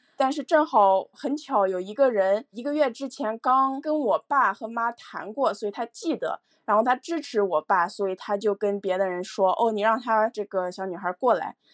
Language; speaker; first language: Chinese; early bilingual, heritage; Chinese